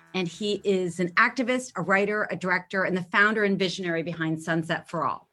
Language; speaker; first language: English; native; English